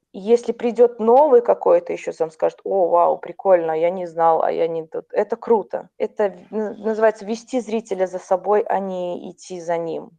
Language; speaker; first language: Russian; non-native, local second language; Belarusian